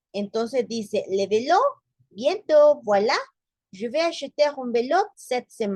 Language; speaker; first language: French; non-native, learner; Spanish